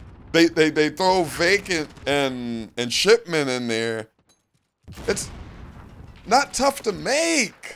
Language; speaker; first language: English; native; English